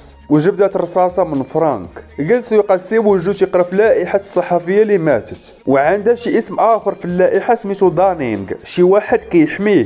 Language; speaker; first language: Arabic; native; Arabic